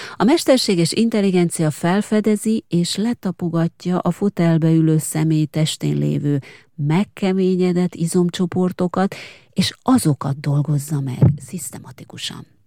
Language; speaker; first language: Hungarian; native; Hungarian